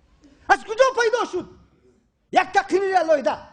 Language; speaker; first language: Persian; native; Persian